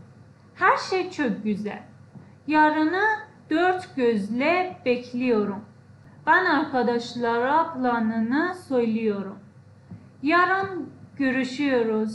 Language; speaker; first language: Turkish; non-native, fluent; Persian